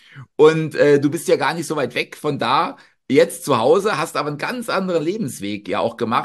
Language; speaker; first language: German; native; German